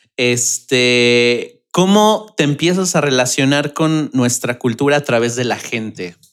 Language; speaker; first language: Spanish; native; Spanish